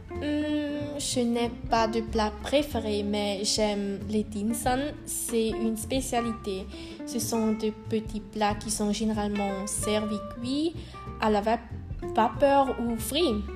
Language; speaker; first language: French; non-native, learner; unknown